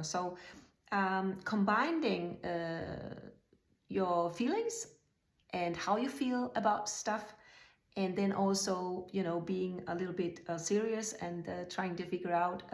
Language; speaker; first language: English; non-native, fluent; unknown